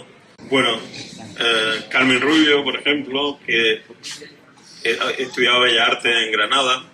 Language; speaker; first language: Spanish; native; Spanish